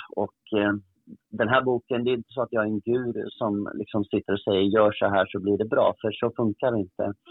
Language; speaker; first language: Swedish; early bilingual, other home language; Portuguese